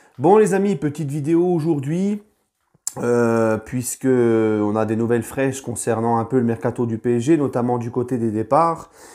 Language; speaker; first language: French; native; French